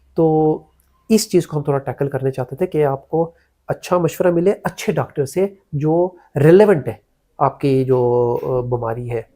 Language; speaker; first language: Urdu; early bilingual, heritage; Urdu